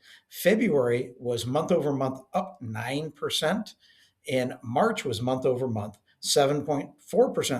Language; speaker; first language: English; native; English